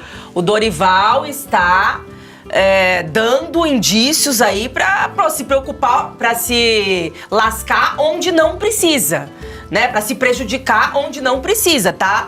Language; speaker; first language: Portuguese; native; Portuguese